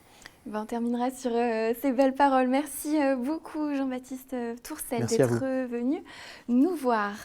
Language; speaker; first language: French; native; French